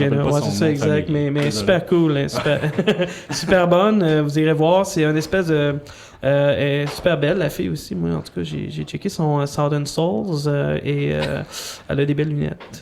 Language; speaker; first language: French; native; French